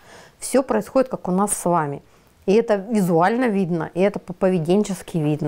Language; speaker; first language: Russian; native; Russian